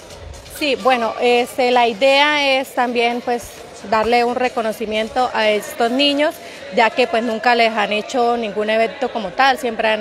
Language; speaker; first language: Spanish; native; Spanish